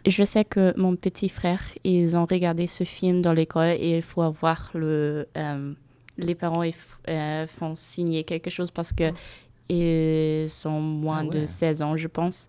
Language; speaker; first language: French; non-native, fluent; German